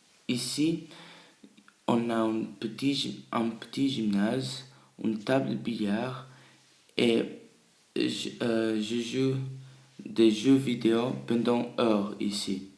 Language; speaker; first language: French; early bilingual, other home language; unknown